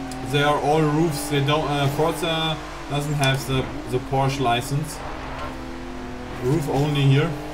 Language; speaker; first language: English; non-native, fluent; German